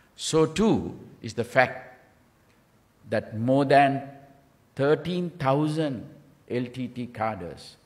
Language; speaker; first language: English; non-native, local second language; Sinhala